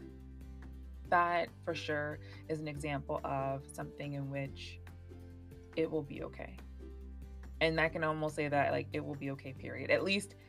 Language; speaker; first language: English; native; English